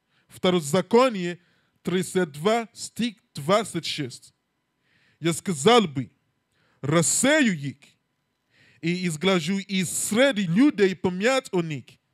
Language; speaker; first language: Russian; non-native, learner; English